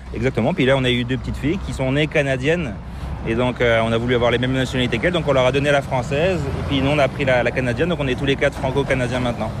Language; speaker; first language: French; native; French